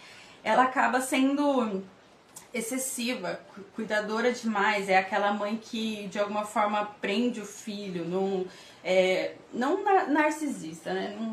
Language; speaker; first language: Portuguese; native; Portuguese